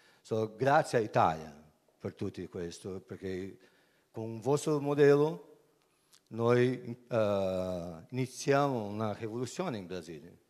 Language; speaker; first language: Italian; non-native, learner; Portuguese